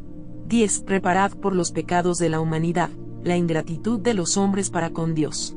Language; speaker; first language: Spanish; native; Spanish